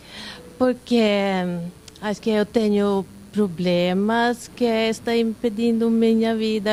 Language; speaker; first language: Portuguese; non-native, learner; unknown